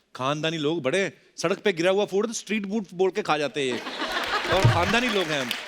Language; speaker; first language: Hindi; non-native, local second language; Punjabi